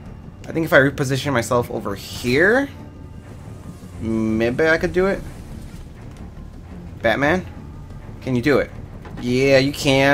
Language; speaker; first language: English; native; English